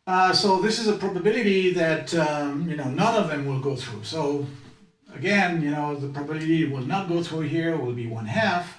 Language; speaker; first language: English; non-native, fluent; French